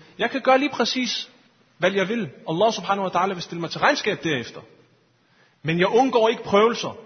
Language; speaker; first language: Danish; early bilingual, other home language; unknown